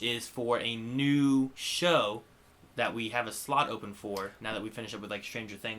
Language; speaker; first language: English; native; English